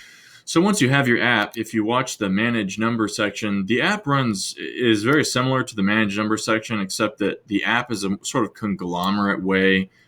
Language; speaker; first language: English; native; English